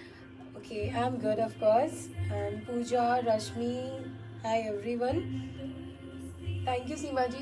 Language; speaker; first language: English; non-native, local second language; Hindi